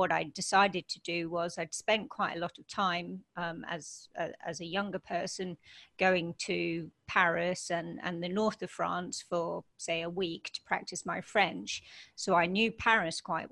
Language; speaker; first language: English; native; English